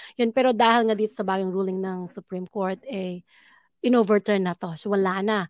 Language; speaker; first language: Filipino; native; Filipino